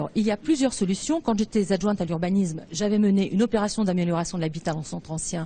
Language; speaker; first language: French; native; French